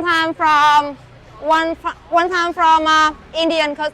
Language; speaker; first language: English; non-native, learner; Vietnamese